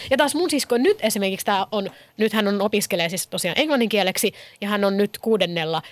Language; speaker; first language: Finnish; early bilingual, other home language; Kurdish